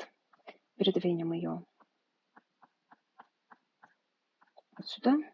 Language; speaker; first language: Russian; native; Russian